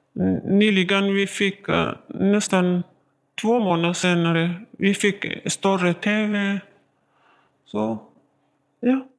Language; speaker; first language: Swedish; non-native, learner; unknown